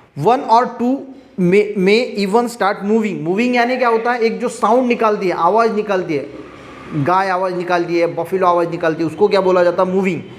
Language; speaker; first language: Hindi; non-native, local second language; Marathi